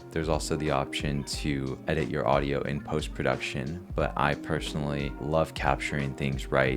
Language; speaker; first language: English; native; English